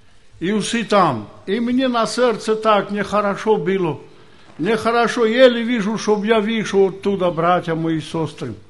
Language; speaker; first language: Ukrainian; non-native, local second language; Romany